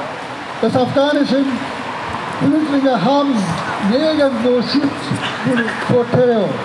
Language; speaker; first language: German; non-native, fluent; Persian